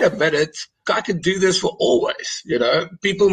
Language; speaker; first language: English; non-native, local second language; Afrikaans